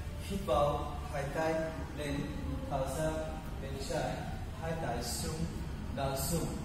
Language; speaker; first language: Vietnamese; non-native, learner; Bangla